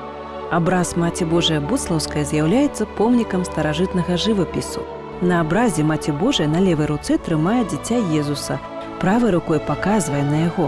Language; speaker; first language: Belarusian; native; Belarusian